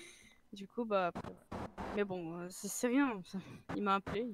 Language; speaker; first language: French; native; French